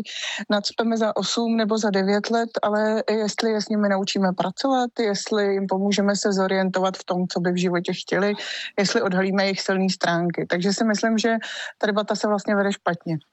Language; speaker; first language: Czech; native; Czech